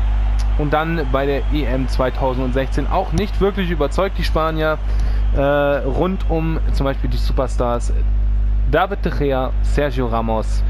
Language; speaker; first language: German; native; German